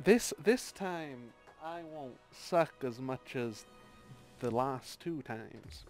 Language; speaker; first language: English; native; English